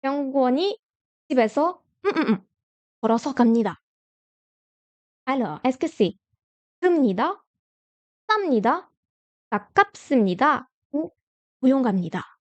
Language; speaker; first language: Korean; non-native, fluent; French